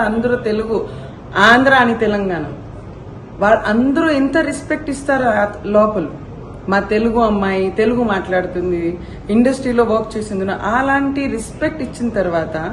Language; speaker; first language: Telugu; non-native, learner; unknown